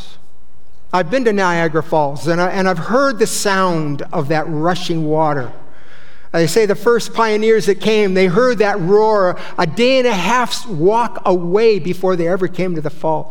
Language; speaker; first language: English; native; English